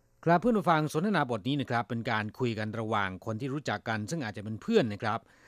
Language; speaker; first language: Chinese; non-native, fluent; Thai